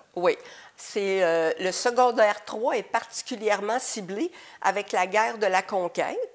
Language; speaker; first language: French; native; French